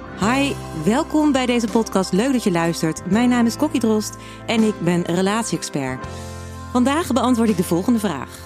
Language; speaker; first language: Dutch; native; Dutch